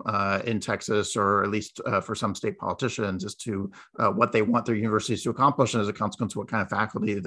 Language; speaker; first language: English; native; English